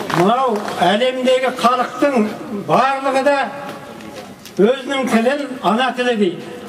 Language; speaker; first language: Kazakh; early bilingual, heritage; Kazakh